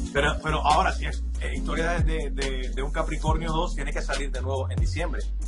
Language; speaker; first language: Spanish; early bilingual, heritage; Spanish